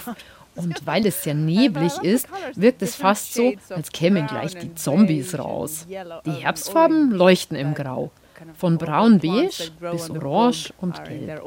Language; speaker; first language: German; native; German